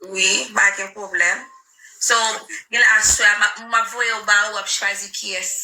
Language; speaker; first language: Haitian Creole; early bilingual, heritage; Haitian Creole